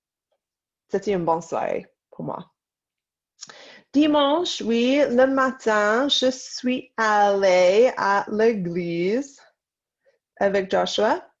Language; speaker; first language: French; non-native, fluent; English